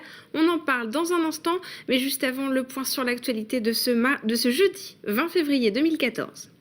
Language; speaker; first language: French; native; French